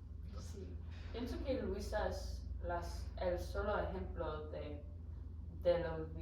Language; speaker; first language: Spanish; non-native, learner; English